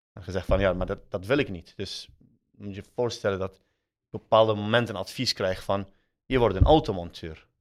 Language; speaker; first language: Dutch; early bilingual, other home language; Arabic